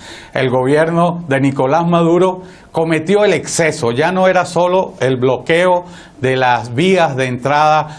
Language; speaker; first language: Spanish; native; Spanish